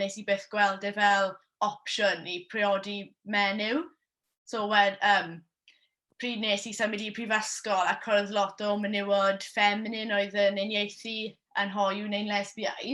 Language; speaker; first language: Welsh; non-native, local second language; English